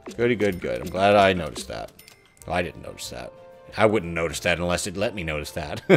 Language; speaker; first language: English; native; English